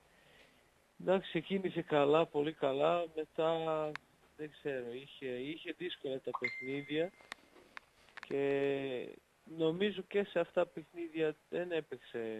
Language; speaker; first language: Greek; non-native, fluent; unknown